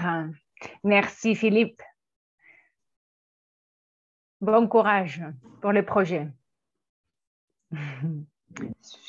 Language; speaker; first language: French; non-native, fluent; Spanish